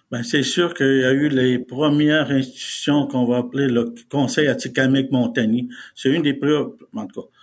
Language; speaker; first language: French; non-native, fluent; Innu-aimun